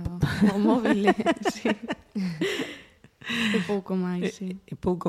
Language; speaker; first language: Galician; native; Galician